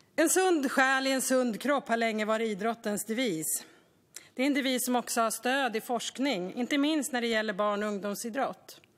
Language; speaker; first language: Swedish; native; Swedish